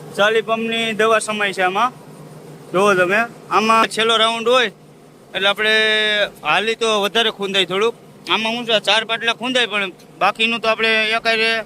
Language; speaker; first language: Gujarati; native; Gujarati